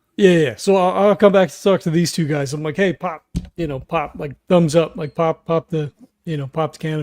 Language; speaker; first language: English; native; English